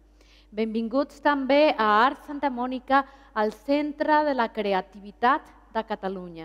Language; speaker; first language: Catalan; non-native, fluent; Spanish